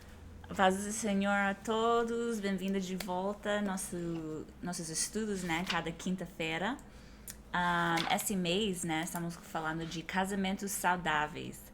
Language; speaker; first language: Portuguese; non-native, fluent; English